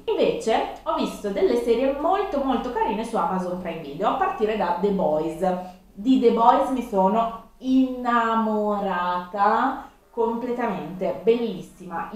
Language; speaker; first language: Italian; native; Italian